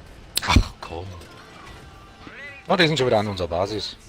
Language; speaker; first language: German; native; German